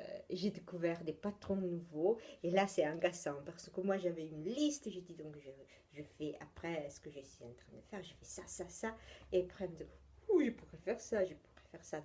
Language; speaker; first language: French; non-native, fluent; Italian